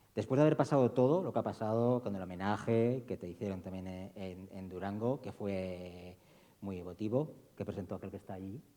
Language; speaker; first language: Spanish; non-native, local second language; Basque